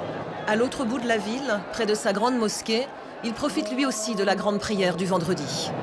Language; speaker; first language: French; native; French